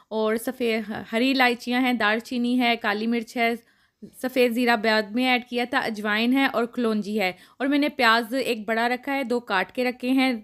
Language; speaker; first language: Urdu; non-native, local second language; Punjabi